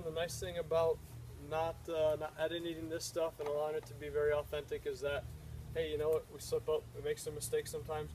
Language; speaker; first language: English; native; English